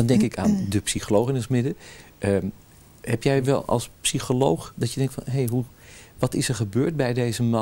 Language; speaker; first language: Dutch; native; Dutch